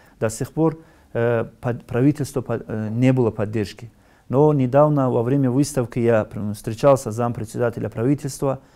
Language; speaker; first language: Russian; non-native, local second language; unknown